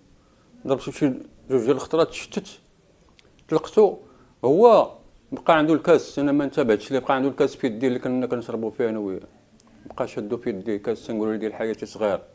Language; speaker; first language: Arabic; native; Arabic